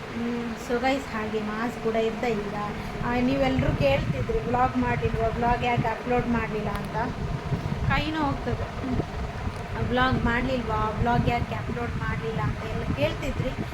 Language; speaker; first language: Kannada; non-native, local second language; Badaga